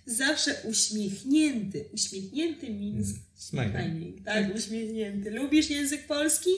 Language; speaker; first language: Polish; native; Polish